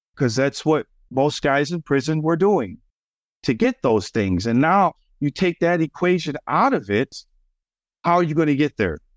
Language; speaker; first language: English; native; English